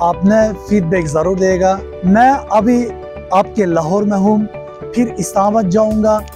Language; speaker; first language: Hindi; non-native, learner; Turkish